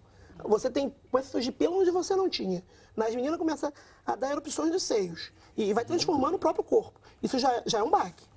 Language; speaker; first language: Portuguese; native; Portuguese